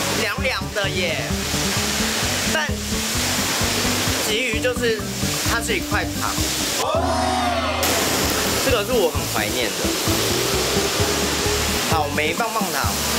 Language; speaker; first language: Chinese; native; Chinese